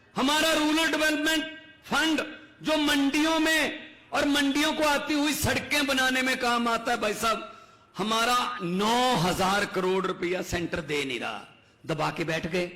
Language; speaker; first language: Hindi; non-native, local second language; Punjabi